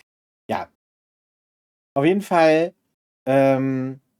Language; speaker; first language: German; native; German